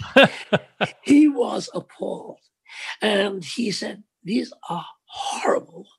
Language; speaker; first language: English; native; English